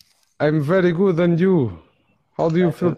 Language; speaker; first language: English; non-native, fluent; Portuguese